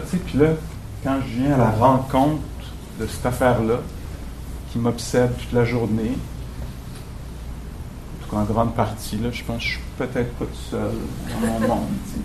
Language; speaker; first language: French; native; French